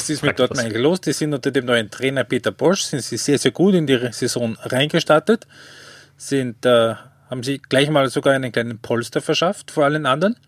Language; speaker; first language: German; native; German